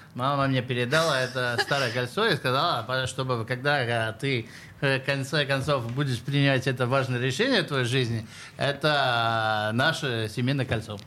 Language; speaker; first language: Russian; early bilingual, heritage; Russian